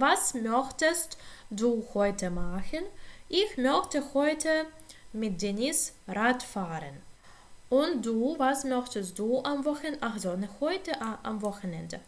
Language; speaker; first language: German; non-native, fluent; Ukrainian